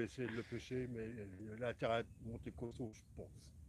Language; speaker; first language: French; native; French